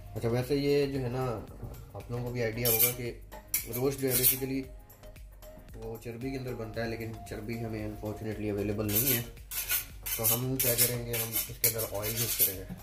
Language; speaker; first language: Urdu; non-native, local second language; Punjabi